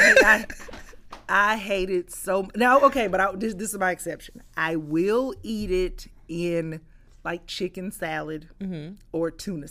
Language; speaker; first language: English; native; English